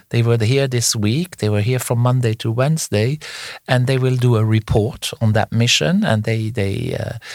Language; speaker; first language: English; non-native, fluent; Luxembourgish